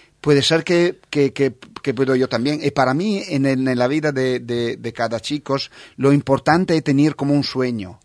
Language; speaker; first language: Spanish; non-native, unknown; Italian